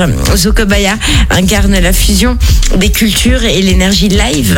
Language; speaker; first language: French; native; French